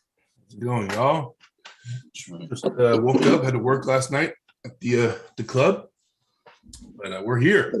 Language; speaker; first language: English; native; English